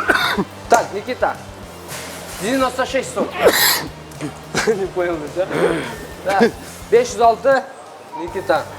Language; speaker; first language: Russian; non-native, local second language; Kyrgyz